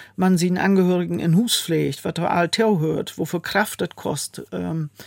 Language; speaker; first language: German; native; German